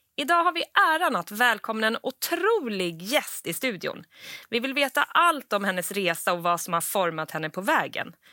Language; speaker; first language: Swedish; native; Swedish